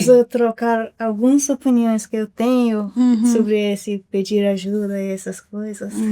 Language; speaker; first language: Portuguese; non-native, fluent; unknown